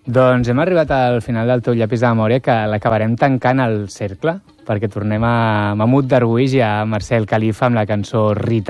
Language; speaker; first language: Catalan; native; Catalan